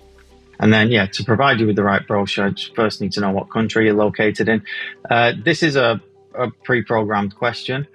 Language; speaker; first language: English; native; English